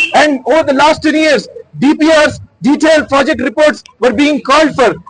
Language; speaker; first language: English; non-native, local second language; Urdu